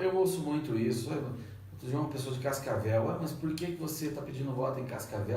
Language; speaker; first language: Portuguese; native; Portuguese